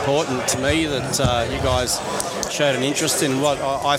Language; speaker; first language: English; native; English